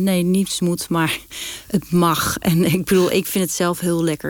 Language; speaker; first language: Dutch; native; Dutch